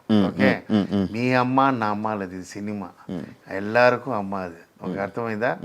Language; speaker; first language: Telugu; non-native, local second language; Tamil